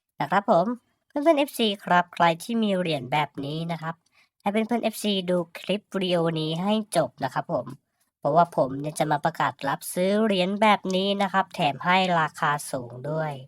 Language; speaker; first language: Thai; native; Thai